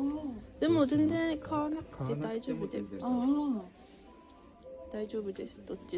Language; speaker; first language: Japanese; non-native, learner; Korean